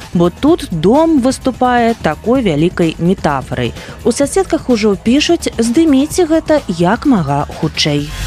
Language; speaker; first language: Belarusian; native; Belarusian